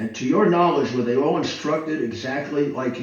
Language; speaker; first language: English; native; English